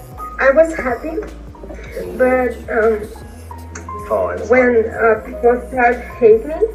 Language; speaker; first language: English; non-native, learner; Russian